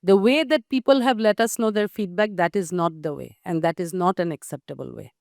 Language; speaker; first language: English; non-native, local second language; Bangla